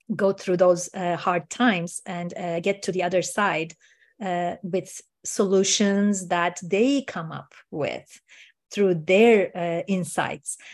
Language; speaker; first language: English; non-native, fluent; Turkish